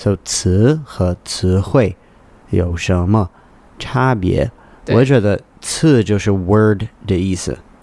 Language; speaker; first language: Chinese; non-native, learner; English